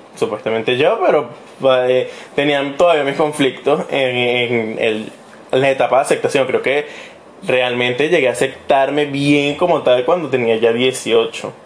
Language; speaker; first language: Spanish; native; Spanish